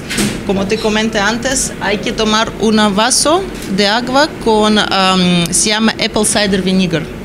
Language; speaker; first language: Spanish; non-native, learner; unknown